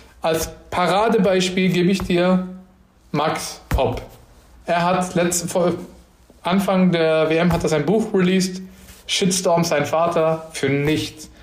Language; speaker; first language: German; early bilingual, other home language; Turkish